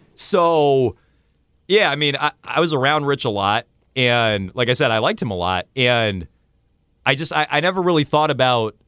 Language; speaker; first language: English; native; English